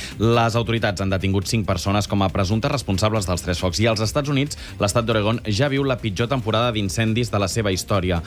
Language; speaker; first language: Catalan; native; Catalan